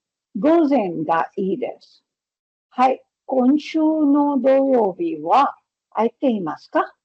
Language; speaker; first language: Japanese; non-native, fluent; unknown